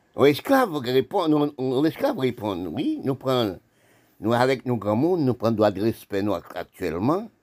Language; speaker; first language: French; non-native, local second language; Haitian Creole